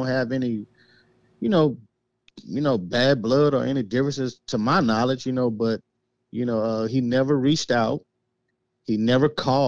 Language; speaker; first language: English; native; English